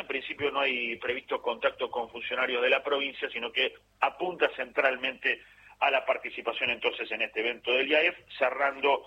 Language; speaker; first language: Spanish; native; Spanish